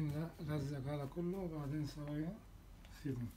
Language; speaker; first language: Arabic; non-native, learner; Urdu